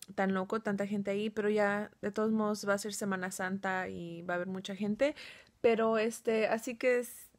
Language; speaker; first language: Spanish; early bilingual, heritage; Spanish